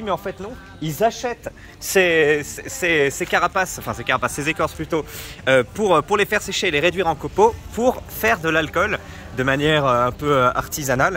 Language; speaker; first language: French; native; French